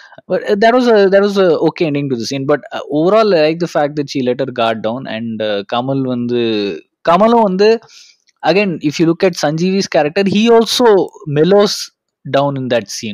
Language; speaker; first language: English; non-native, local second language; Tamil